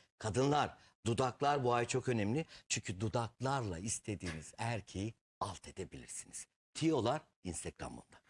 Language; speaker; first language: Turkish; native; Turkish